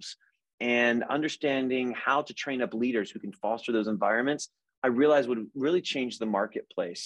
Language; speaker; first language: English; native; English